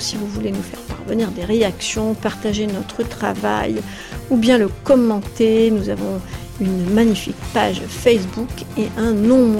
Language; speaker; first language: French; native; French